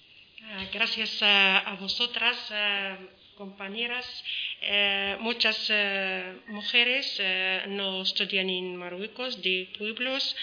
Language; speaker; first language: Spanish; non-native, learner; Arabic